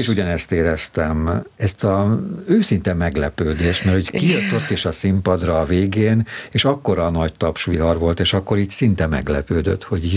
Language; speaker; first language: Hungarian; native; Hungarian